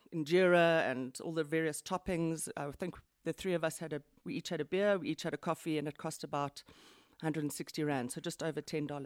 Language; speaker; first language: English; native; English